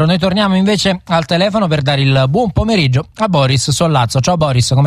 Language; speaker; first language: Italian; native; Italian